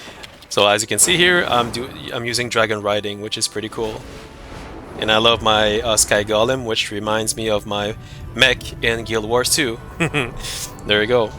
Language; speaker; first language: English; non-native, fluent; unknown